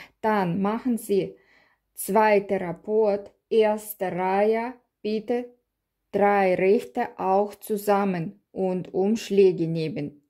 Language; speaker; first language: German; non-native, learner; Russian